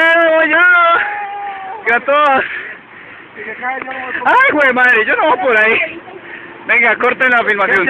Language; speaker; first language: Spanish; native; Spanish